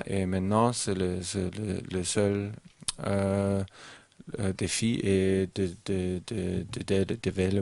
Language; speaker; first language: French; non-native, learner; German